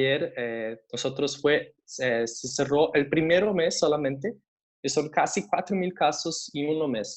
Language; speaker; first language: Spanish; non-native, fluent; Portuguese